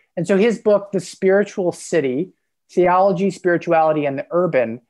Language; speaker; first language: English; native; English